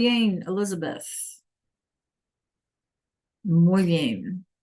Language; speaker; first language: Spanish; non-native, fluent; English